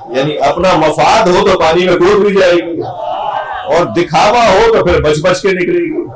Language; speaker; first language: Urdu; native; Urdu